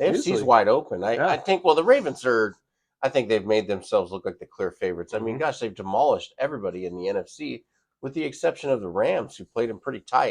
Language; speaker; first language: English; native; English